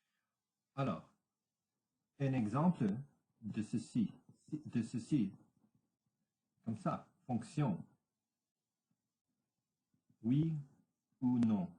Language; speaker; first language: French; non-native, local second language; English